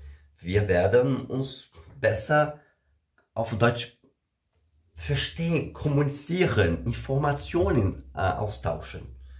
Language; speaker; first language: German; non-native, learner; Portuguese